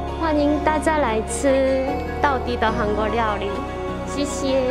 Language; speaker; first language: Chinese; non-native, learner; Korean